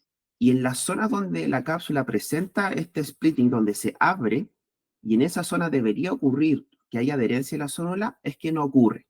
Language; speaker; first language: Spanish; native; Spanish